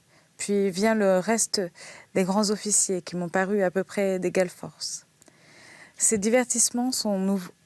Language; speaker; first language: French; native; French